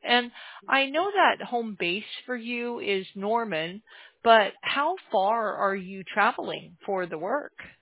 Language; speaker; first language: English; native; English